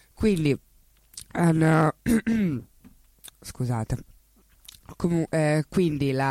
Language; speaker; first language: Italian; native; Italian